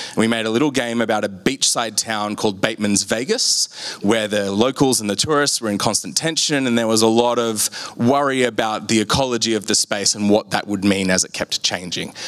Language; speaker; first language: English; native; English